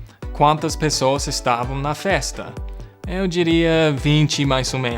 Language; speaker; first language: Portuguese; non-native, fluent; English